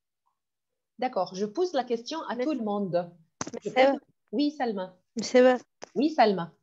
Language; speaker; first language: French; non-native, fluent; Arabic